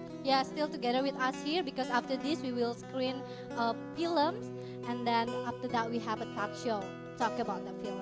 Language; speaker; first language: English; non-native, fluent; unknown